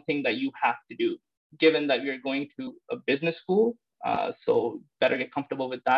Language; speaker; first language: English; non-native, local second language; Punjabi